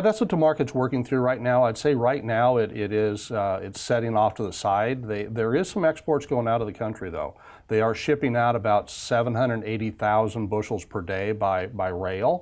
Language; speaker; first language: English; native; English